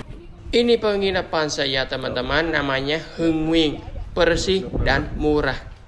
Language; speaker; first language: Indonesian; non-native, learner; Vietnamese